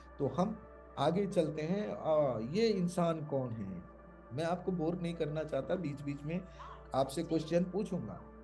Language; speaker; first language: Hindi; non-native, local second language; Malayalam